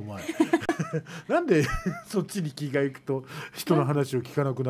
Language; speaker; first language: Japanese; native; Japanese